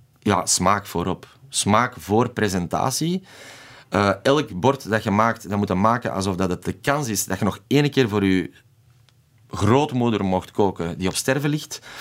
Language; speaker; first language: Dutch; native; Dutch